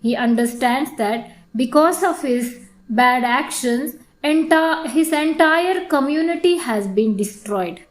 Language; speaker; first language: English; non-native, local second language; Kannada